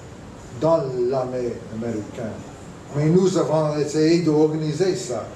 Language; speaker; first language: French; non-native, fluent; English